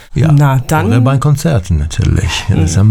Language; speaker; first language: German; non-native, fluent; Italian